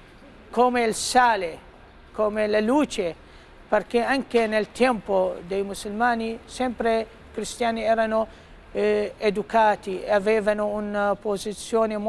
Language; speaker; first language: Italian; non-native, fluent; Arabic